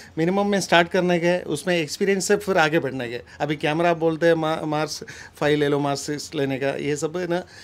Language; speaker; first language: Hindi; non-native, local second language; Malayalam